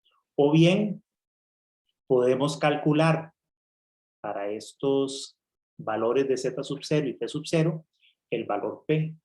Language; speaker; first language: Spanish; native; Spanish